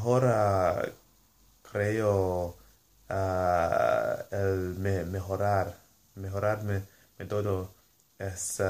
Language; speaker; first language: Spanish; non-native, learner; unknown